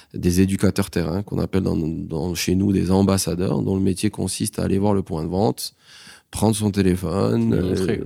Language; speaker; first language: French; non-native, local second language; Arabic